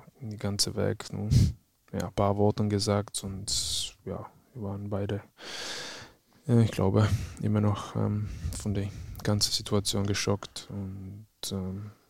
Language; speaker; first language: German; non-native, fluent; Czech